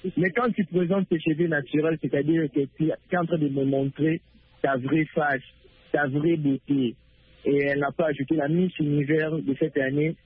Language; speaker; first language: French; non-native, local second language; Lingala